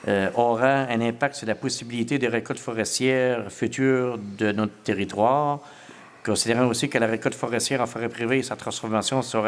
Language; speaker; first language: French; native; French